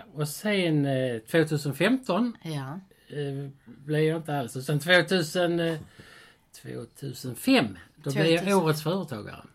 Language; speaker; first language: Swedish; native; Swedish